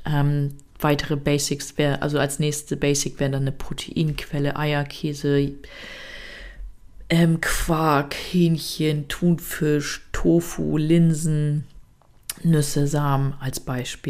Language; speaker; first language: German; native; German